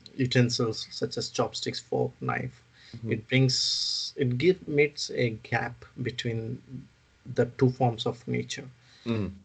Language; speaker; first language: English; non-native, local second language; Odia